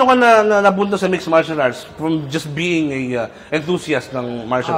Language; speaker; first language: Filipino; native; Filipino